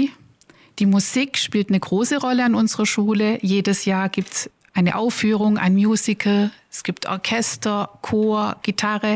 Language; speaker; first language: German; native; German